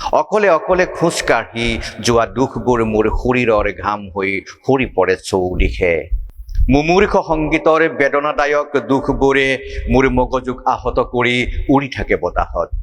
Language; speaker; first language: Assamese; native; Assamese